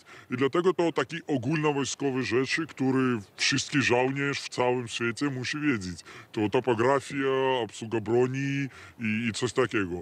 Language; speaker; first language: Polish; non-native, learner; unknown